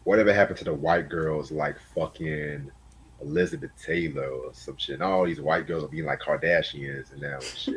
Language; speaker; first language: English; native; English